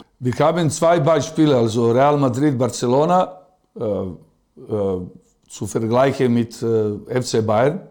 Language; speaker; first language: German; non-native, fluent; Serbian